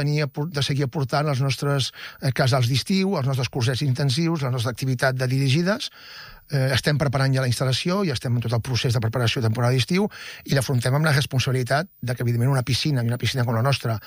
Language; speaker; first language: Catalan; native; Catalan